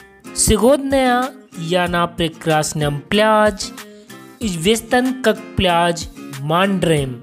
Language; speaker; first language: Russian; non-native, learner; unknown